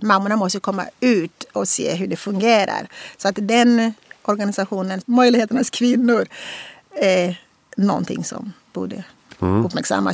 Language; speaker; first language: Swedish; non-native, fluent; Portuguese